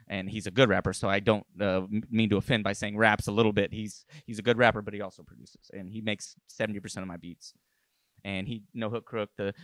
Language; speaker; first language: English; native; English